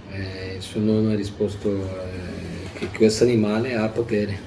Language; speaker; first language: Italian; non-native, fluent; Portuguese